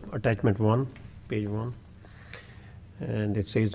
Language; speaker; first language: English; non-native, local second language; Punjabi